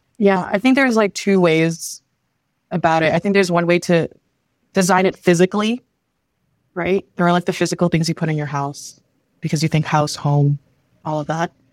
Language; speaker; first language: English; early bilingual, other home language; Filipino